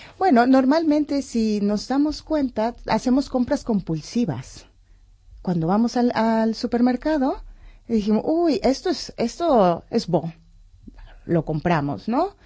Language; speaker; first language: Spanish; native; Spanish